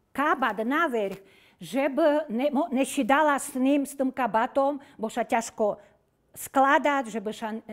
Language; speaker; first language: Slovak; non-native, local second language; Rusyn